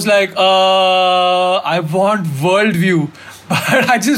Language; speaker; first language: English; non-native, local second language; Hindi